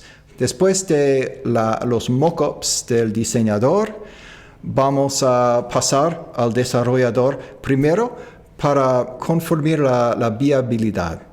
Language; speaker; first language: Spanish; non-native, fluent; English